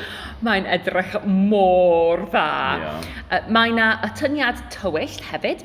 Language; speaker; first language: Welsh; non-native, learner; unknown